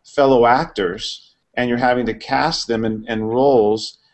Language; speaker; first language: English; native; English